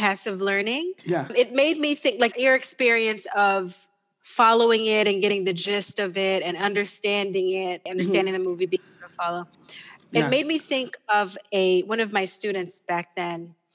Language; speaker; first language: English; non-native, local second language; Pampanga